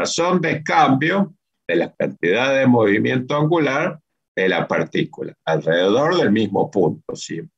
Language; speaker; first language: Spanish; native; Spanish